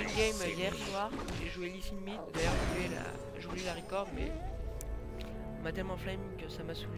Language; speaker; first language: French; native; French